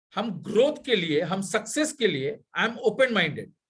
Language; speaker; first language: Hindi; non-native, local second language; Bangla